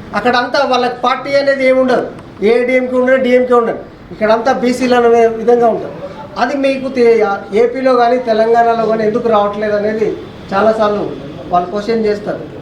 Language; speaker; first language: Telugu; native; Telugu